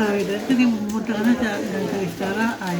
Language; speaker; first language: Catalan; non-native, local second language; Spanish